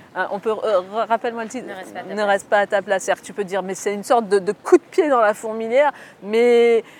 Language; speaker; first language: French; native; French